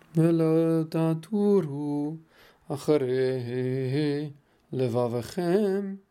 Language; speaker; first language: Hebrew; non-native, learner; Dutch